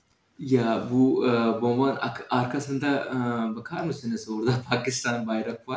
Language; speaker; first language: Turkish; non-native, fluent; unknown